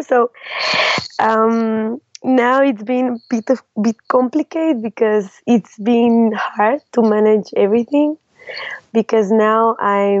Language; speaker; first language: English; non-native, fluent; Spanish